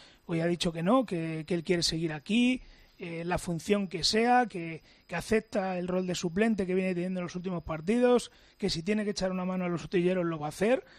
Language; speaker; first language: Spanish; native; Spanish